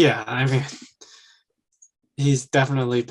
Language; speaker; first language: English; native; English